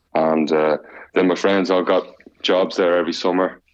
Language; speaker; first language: English; native; English